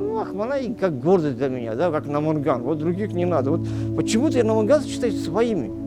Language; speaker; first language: Russian; non-native, local second language; Crimean Tatar